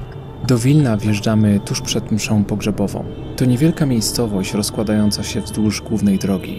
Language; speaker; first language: Polish; native; Polish